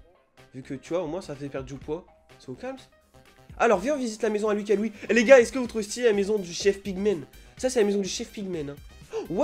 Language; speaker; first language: French; native; French